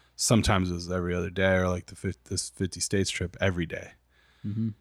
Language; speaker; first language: English; native; English